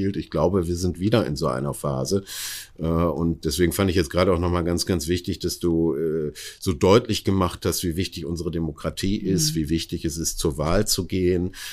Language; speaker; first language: German; native; German